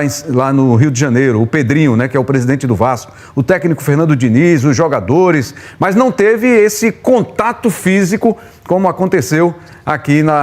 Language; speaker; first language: Portuguese; native; Portuguese